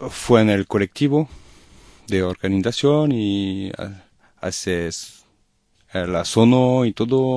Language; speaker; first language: Spanish; non-native, learner; French